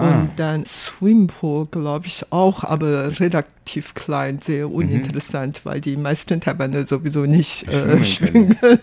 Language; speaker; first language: German; non-native, fluent; Chinese